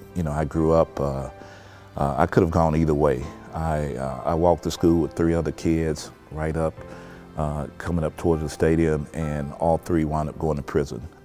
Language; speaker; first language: English; native; English